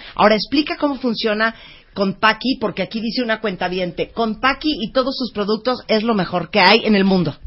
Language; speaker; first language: Spanish; early bilingual, other home language; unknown